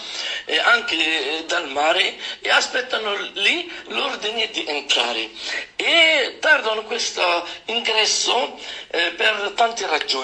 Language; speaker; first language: Italian; non-native, fluent; Arabic